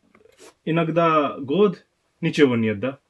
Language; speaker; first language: Russian; non-native, learner; Hindi